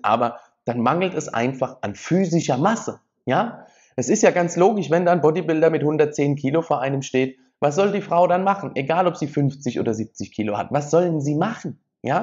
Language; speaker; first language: German; native; German